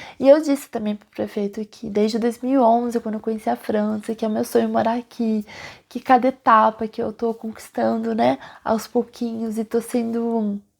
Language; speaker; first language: Portuguese; native; Portuguese